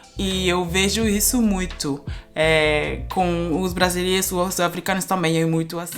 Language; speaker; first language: Portuguese; non-native, fluent; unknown